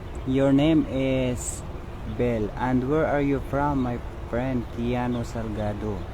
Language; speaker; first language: English; non-native, local second language; Filipino